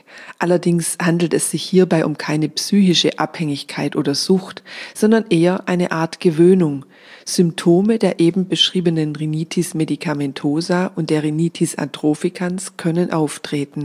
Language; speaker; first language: German; native; German